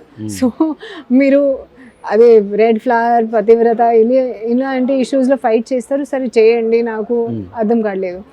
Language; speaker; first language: Telugu; non-native, learner; Hindi